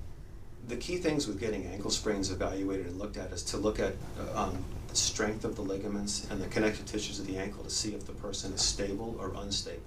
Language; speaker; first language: English; native; English